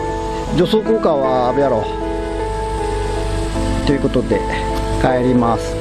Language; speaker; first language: Japanese; native; Japanese